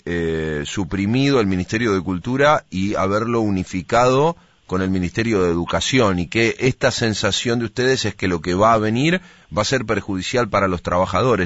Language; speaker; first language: Spanish; native; Spanish